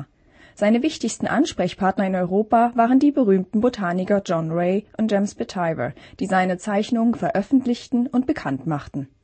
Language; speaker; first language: German; native; German